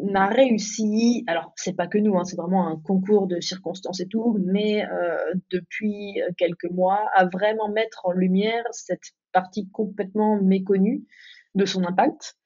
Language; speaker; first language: French; native; French